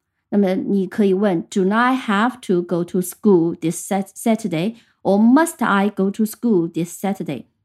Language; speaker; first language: English; non-native, fluent; Chinese